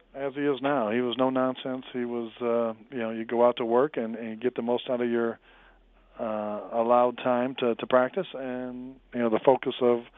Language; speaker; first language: English; native; English